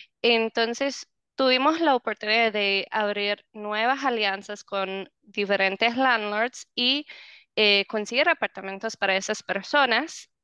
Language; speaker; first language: Spanish; non-native, fluent; English